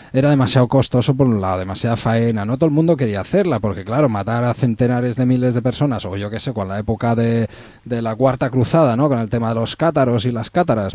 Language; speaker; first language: Spanish; non-native, local second language; Catalan